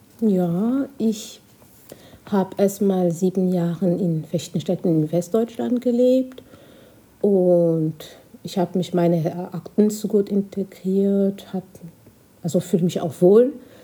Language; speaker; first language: German; non-native, fluent; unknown